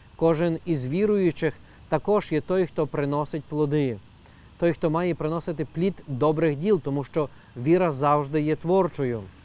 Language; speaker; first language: Ukrainian; native; Ukrainian